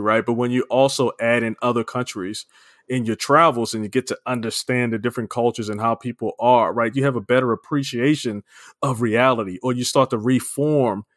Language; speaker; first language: English; native; English